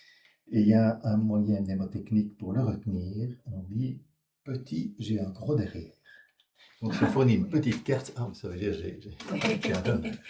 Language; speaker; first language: French; native; French